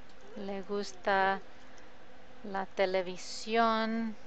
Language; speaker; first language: Spanish; non-native, fluent; English